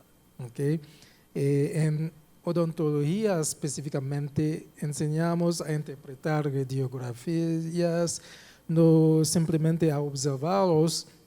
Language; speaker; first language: Spanish; non-native, fluent; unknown